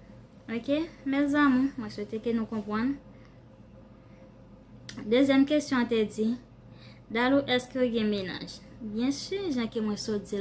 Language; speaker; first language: French; non-native, learner; Haitian Creole